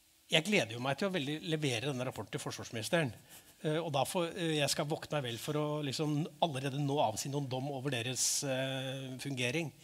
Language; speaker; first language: Norwegian; native; Norwegian